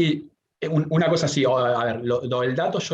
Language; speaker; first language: Spanish; native; Spanish